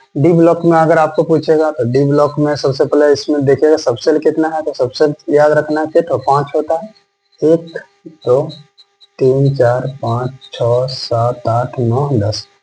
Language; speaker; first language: Hindi; native; Hindi